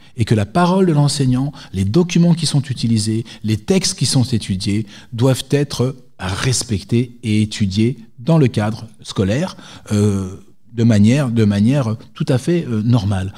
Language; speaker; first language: French; native; French